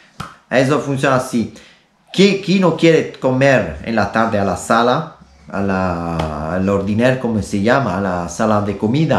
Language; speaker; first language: Spanish; non-native, learner; Italian